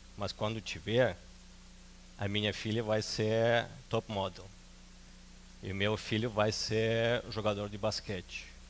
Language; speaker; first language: Portuguese; non-native, fluent; Russian